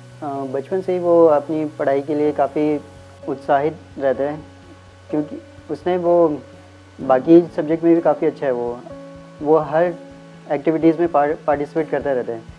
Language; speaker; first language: Hindi; native; Hindi